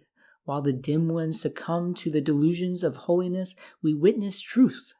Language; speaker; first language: English; native; English